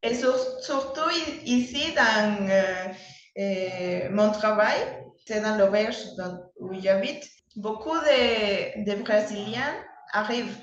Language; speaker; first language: French; non-native, learner; Spanish